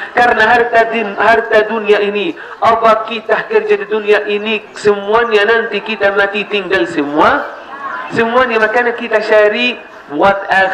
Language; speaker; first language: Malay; non-native, learner; Arabic